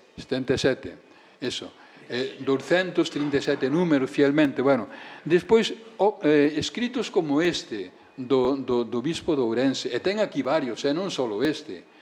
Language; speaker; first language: Galician; native; Galician